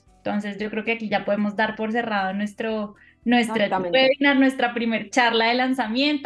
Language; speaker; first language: Spanish; native; Spanish